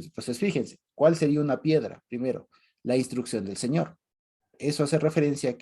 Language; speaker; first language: Spanish; native; Spanish